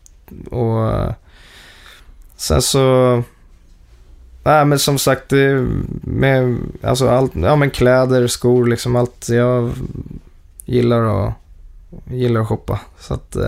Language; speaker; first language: Swedish; native; Swedish